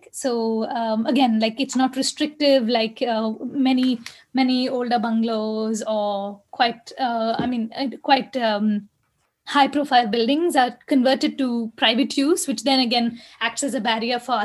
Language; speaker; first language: English; non-native, local second language; Kannada